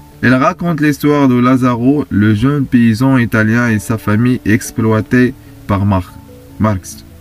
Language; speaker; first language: French; non-native, fluent; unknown